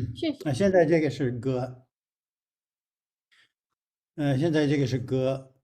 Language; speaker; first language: Chinese; non-native, fluent; English